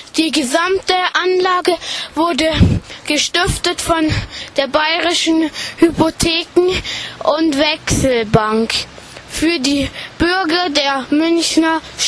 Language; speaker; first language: German; native; German